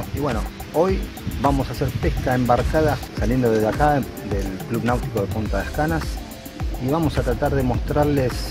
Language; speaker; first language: Spanish; native; Spanish